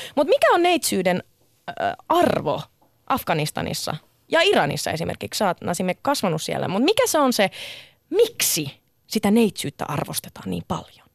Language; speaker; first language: Finnish; early bilingual, other home language; Sinhala